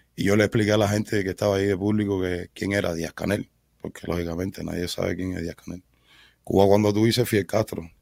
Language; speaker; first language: Spanish; native; Spanish